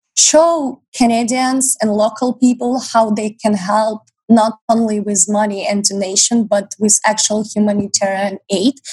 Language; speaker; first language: English; non-native, fluent; Ukrainian